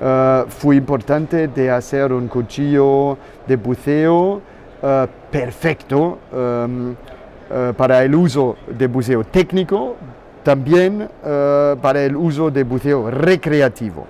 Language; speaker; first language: Spanish; non-native, learner; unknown